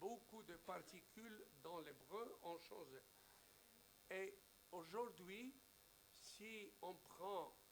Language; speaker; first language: French; non-native, fluent; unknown